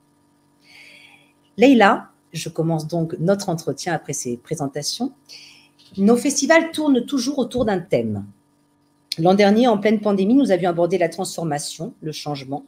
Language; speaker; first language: French; native; French